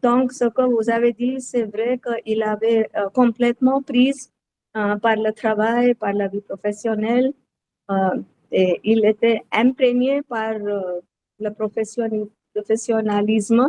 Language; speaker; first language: French; non-native, learner; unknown